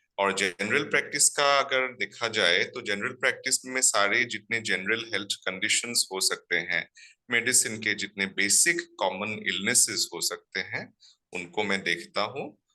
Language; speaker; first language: Hindi; non-native, local second language; Assamese